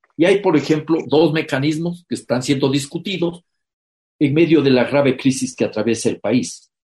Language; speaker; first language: Spanish; native; Spanish